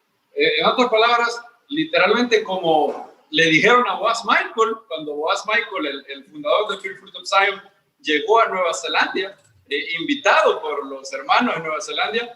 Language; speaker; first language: Spanish; native; Spanish